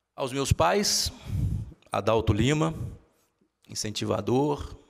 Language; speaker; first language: Portuguese; native; Portuguese